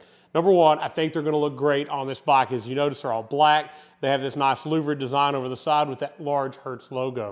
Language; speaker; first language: English; native; English